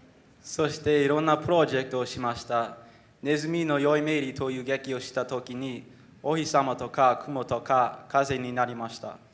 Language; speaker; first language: Japanese; non-native, learner; English